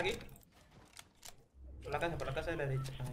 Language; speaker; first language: Spanish; native; Spanish